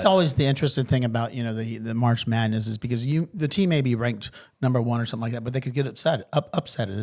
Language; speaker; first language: English; native; English